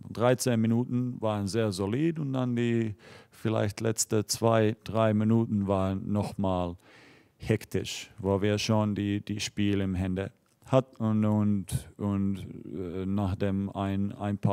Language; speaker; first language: German; non-native, fluent; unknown